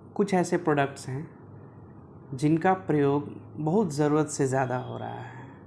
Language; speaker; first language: Hindi; native; Hindi